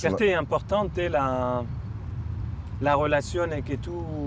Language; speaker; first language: Italian; non-native, fluent; French